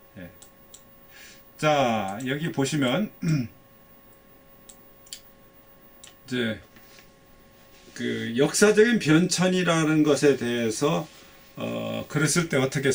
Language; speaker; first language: Korean; native; Korean